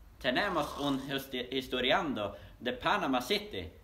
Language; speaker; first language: Spanish; non-native, learner; Swedish